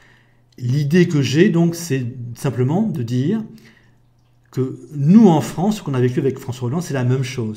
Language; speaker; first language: French; native; French